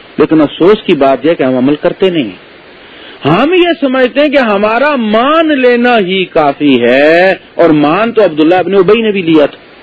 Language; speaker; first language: Urdu; native; Urdu